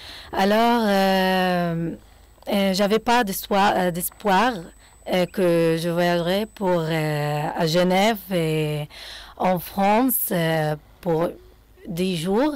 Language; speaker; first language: French; non-native, fluent; Arabic